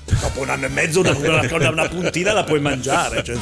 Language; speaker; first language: Italian; native; Italian